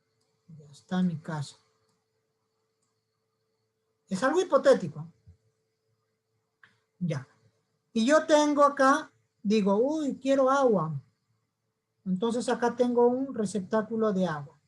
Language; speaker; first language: Spanish; native; Spanish